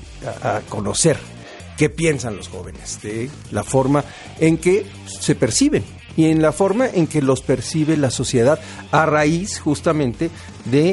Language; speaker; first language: Spanish; native; Spanish